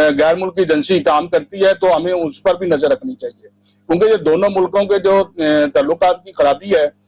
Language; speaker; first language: Urdu; non-native, local second language; Punjabi